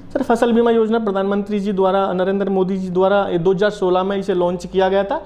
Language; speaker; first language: Hindi; native; Hindi